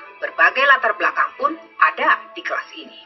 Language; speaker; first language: Indonesian; native; Indonesian